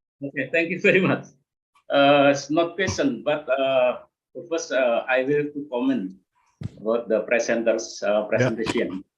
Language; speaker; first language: English; non-native, learner; Indonesian